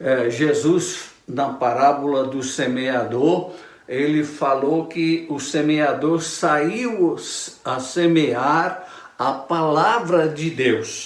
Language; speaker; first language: Portuguese; native; Portuguese